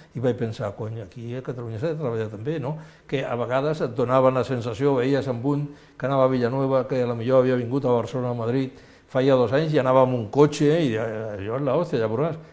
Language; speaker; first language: Catalan; non-native, local second language; Spanish